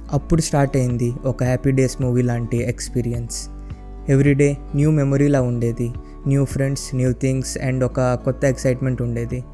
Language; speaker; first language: Telugu; early bilingual, heritage; Telugu